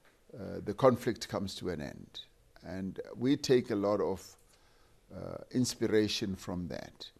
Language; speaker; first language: English; non-native, local second language; Venda